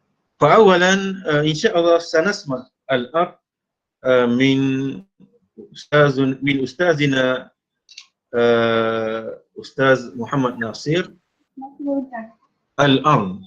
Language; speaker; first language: Arabic; non-native, fluent; Malay